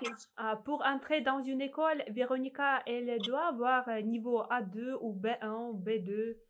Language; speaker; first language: French; non-native, fluent; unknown